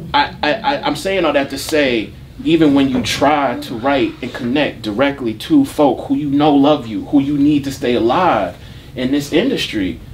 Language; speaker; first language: English; native; English